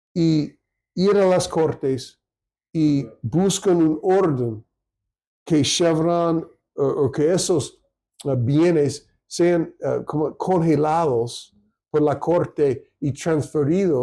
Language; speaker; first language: Spanish; non-native, fluent; English